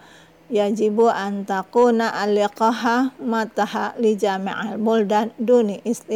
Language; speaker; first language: Arabic; non-native, fluent; Indonesian